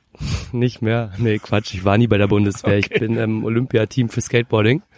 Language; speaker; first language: German; native; German